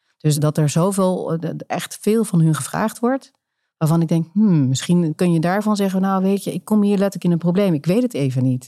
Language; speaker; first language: Dutch; native; Dutch